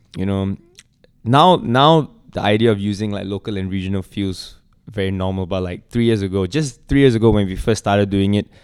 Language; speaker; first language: English; native; English